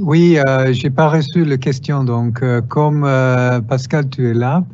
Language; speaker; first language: French; non-native, fluent; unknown